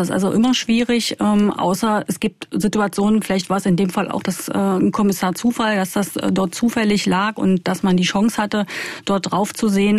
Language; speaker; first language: German; native; German